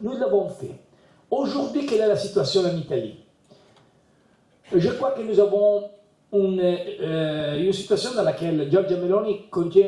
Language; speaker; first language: French; non-native, learner; Italian